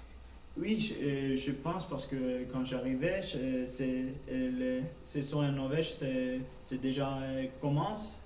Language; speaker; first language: French; non-native, learner; Norwegian